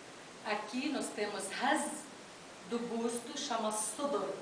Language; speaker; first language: Portuguese; non-native, fluent; Arabic